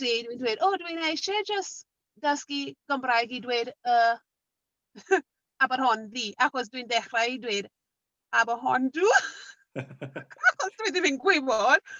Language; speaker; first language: Welsh; non-native, learner; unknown